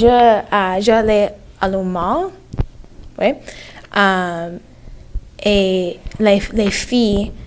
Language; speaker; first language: French; non-native, learner; English